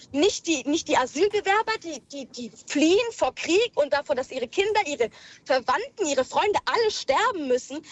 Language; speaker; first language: German; early bilingual, other home language; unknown